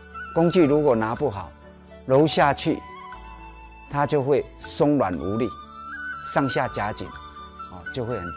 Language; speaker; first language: Chinese; native; Chinese